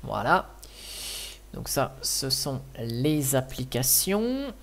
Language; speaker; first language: French; native; French